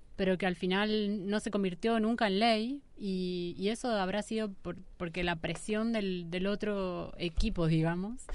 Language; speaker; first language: Spanish; native; Spanish